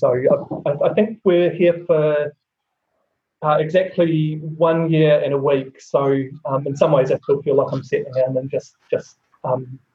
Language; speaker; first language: English; native; English